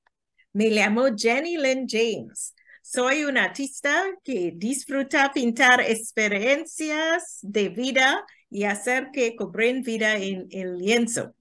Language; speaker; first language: Spanish; non-native, fluent; English